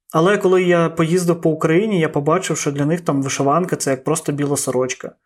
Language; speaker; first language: Ukrainian; non-native, local second language; Russian